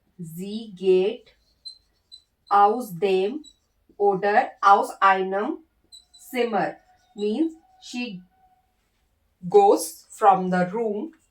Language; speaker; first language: German; non-native, learner; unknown